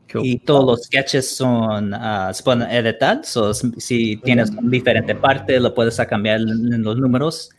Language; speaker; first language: Spanish; early bilingual, heritage; Spanish